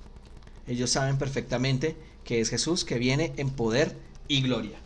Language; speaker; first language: Spanish; native; Spanish